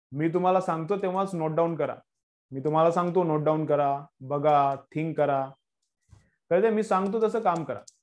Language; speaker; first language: Marathi; native; Marathi